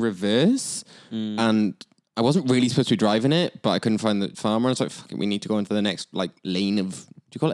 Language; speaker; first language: English; native; English